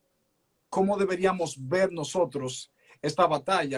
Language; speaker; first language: Spanish; native; Spanish